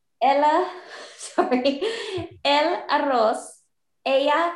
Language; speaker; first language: Spanish; non-native, learner; English